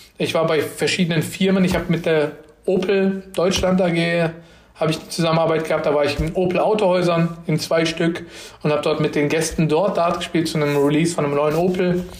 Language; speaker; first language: German; early bilingual, other home language; Turkish